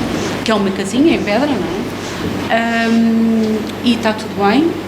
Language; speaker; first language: Portuguese; native; Portuguese